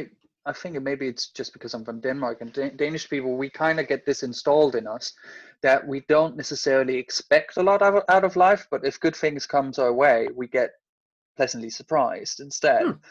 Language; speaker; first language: English; non-native, fluent; Danish